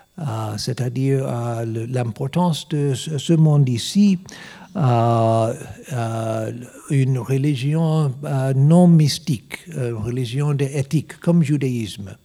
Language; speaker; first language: French; non-native, learner; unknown